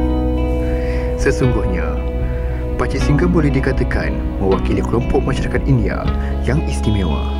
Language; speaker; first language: Malay; native; Malay